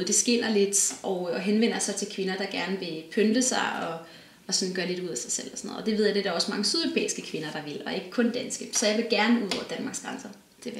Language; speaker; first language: Danish; native; Danish